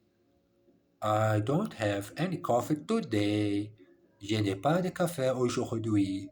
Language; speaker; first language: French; non-native, learner; English